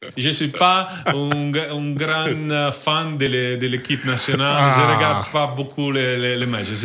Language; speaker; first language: French; non-native, learner; Italian